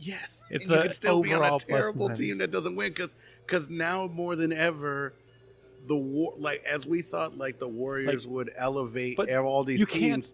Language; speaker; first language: English; native; English